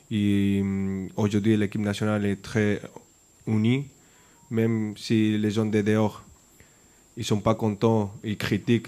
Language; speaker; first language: French; non-native, fluent; Spanish